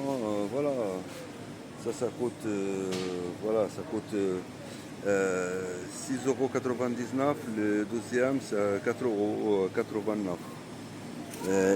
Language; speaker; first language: French; non-native, learner; Arabic